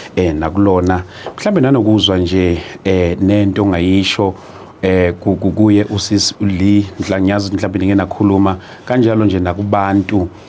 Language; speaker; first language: Zulu; native; Zulu